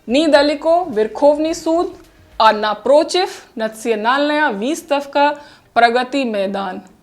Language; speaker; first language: Russian; non-native, fluent; Hindi